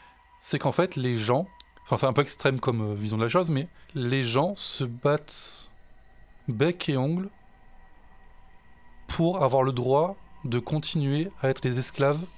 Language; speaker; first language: French; native; French